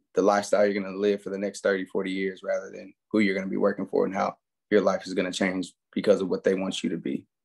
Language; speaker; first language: English; native; English